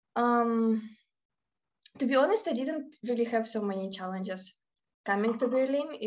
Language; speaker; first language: English; non-native, fluent; Russian